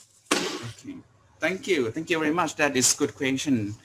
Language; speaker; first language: English; non-native, learner; Thai